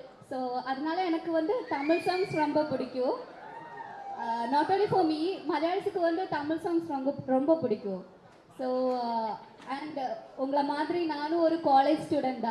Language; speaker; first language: Tamil; non-native, fluent; Malayalam